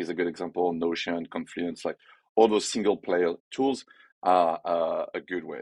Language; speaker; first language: English; non-native, fluent; French